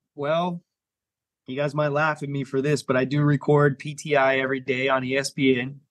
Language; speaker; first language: English; native; English